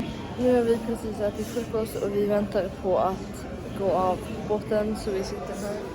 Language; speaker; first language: Swedish; early bilingual, heritage; Swedish